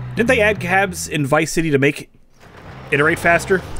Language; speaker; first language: English; native; English